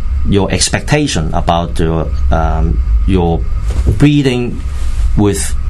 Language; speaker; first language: English; non-native, local second language; Cantonese